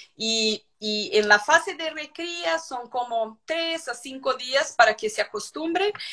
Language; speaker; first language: Spanish; non-native, fluent; Portuguese